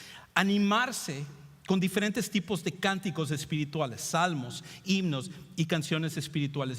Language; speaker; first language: Spanish; native; Spanish